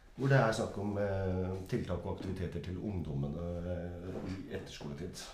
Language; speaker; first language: Norwegian; early bilingual, other home language; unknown